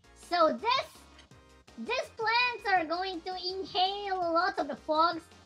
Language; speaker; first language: English; non-native, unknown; Japanese